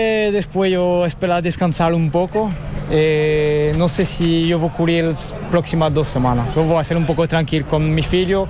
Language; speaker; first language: Spanish; non-native, learner; French